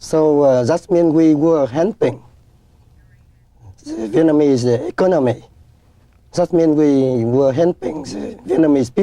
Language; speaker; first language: English; non-native, fluent; Vietnamese